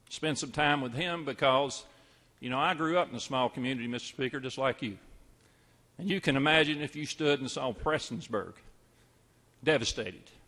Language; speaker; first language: English; native; English